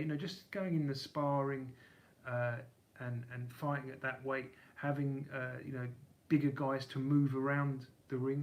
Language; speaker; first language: English; native; English